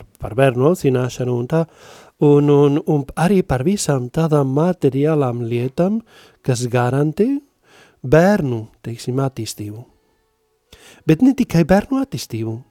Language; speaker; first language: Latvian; non-native, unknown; Spanish